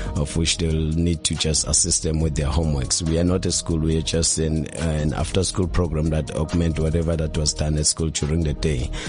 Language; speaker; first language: English; non-native, local second language; Zulu